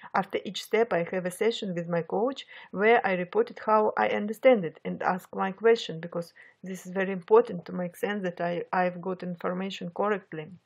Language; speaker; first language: English; non-native, fluent; Russian